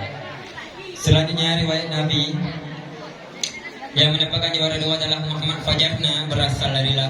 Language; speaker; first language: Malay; non-native, local second language; Achinese